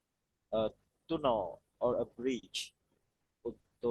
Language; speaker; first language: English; non-native, learner; Indonesian